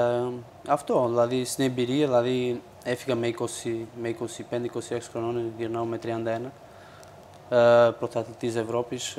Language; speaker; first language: Greek; non-native, fluent; Portuguese